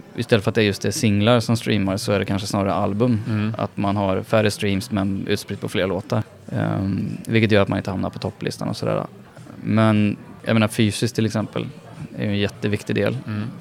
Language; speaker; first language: Swedish; native; Swedish